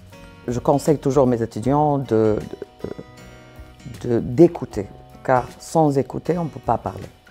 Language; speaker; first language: French; non-native, fluent; Arabic